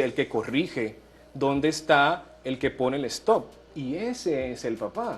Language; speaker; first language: Spanish; native; Spanish